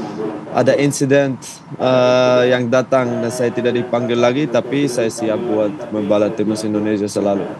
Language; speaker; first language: Indonesian; non-native, fluent; Dutch